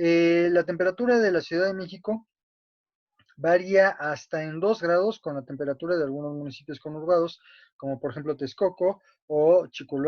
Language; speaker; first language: Spanish; native; Spanish